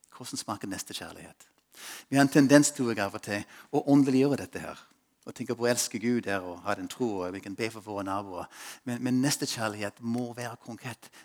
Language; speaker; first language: Norwegian; non-native, fluent; English